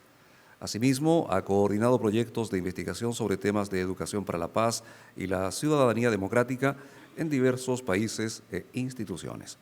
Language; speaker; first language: Spanish; native; Spanish